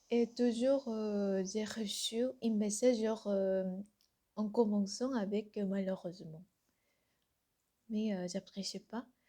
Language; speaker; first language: French; non-native, learner; Korean